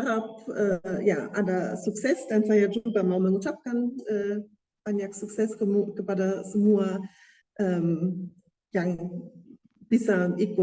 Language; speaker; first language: Indonesian; non-native, fluent; German